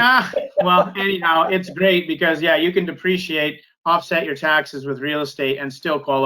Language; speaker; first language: English; native; English